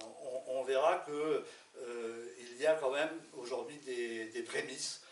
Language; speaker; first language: French; native; French